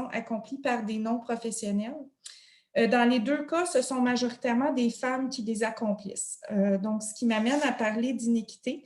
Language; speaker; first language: French; native; French